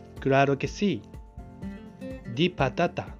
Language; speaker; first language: Spanish; non-native, fluent; Japanese